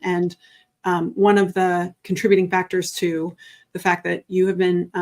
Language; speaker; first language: English; native; English